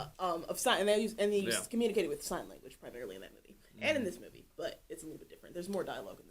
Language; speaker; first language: English; native; English